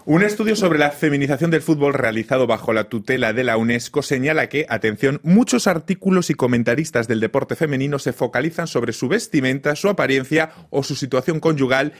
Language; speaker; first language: Spanish; native; Spanish